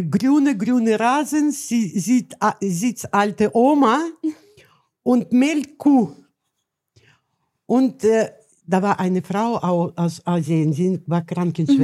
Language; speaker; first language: German; non-native, learner; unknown